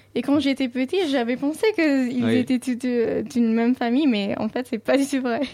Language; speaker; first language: French; non-native, fluent; Sindhi